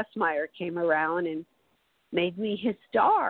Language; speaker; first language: English; early bilingual, other home language; Spanish